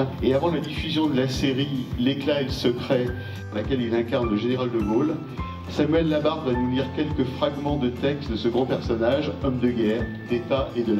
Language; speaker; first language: French; native; French